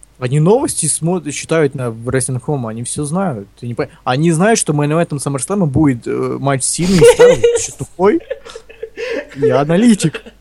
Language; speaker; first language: Russian; native; Russian